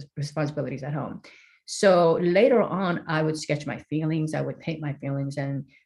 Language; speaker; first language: English; early bilingual, other home language; Korean